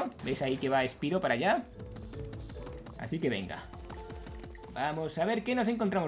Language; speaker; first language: Spanish; native; Spanish